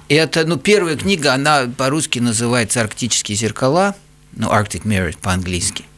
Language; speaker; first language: Russian; native; Russian